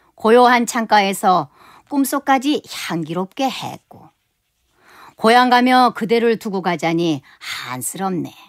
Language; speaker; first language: Korean; native; Korean